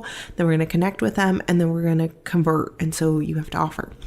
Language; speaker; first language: English; native; English